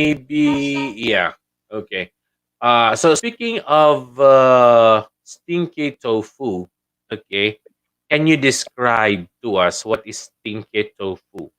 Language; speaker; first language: English; non-native, local second language; Filipino